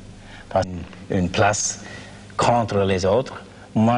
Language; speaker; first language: French; non-native, learner; English